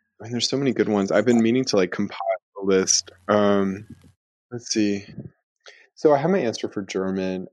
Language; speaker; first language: English; native; English